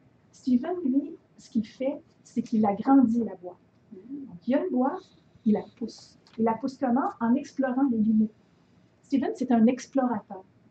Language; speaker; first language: French; native; French